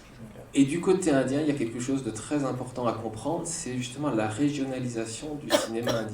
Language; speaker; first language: French; native; French